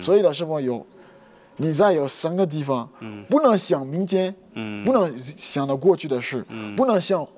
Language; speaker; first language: Chinese; non-native, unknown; French